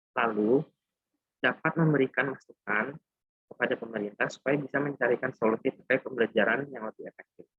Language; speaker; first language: Indonesian; native; Indonesian